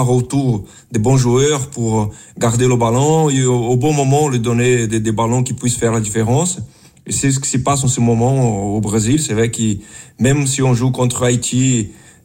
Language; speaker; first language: French; non-native, fluent; Portuguese